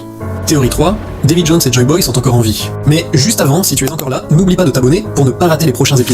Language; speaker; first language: French; native; French